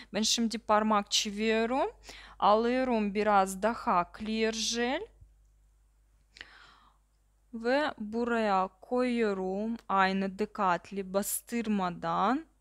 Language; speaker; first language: Turkish; non-native, learner; Russian